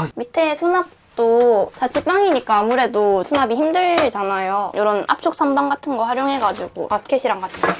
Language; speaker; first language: Korean; native; Korean